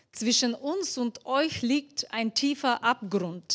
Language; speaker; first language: German; non-native, fluent; Bulgarian